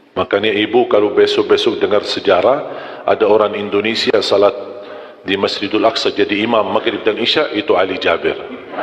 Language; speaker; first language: Malay; non-native, fluent; Arabic